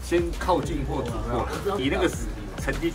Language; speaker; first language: Chinese; native; Chinese